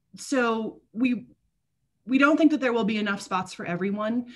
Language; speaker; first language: English; native; English